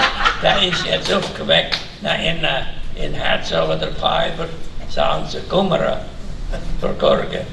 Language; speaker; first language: German; early bilingual, heritage; German